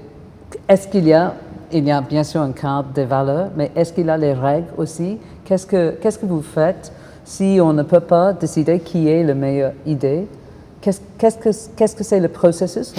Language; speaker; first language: French; non-native, fluent; English